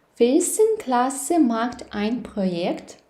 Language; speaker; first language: German; non-native, fluent; Ukrainian